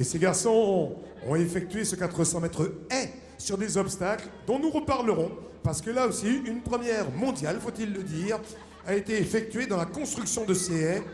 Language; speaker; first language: French; native; French